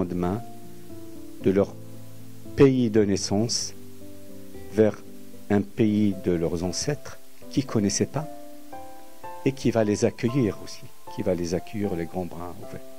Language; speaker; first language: French; non-native, local second language; Arabic